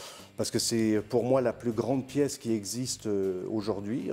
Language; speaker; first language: French; native; French